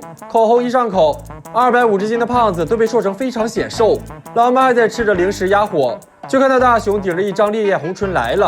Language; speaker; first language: Chinese; native; Chinese